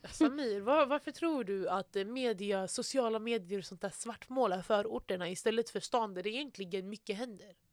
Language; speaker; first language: Swedish; early bilingual, other home language; Arabic